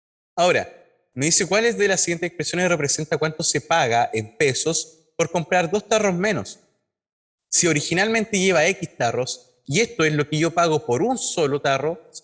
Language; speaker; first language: Spanish; native; Spanish